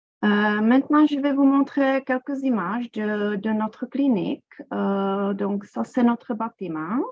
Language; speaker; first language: French; non-native, fluent; Czech